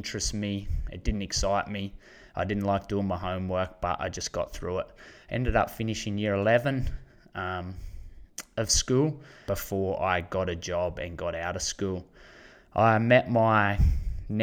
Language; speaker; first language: English; native; English